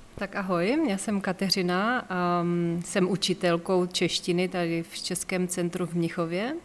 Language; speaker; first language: Czech; native; Czech